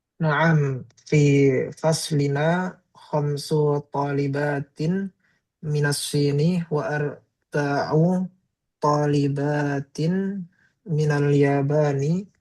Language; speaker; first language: Arabic; non-native, learner; Indonesian